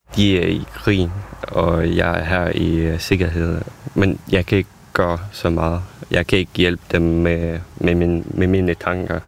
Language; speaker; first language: Danish; non-native, fluent; Ukrainian